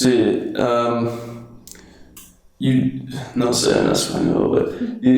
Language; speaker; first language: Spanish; non-native, learner; English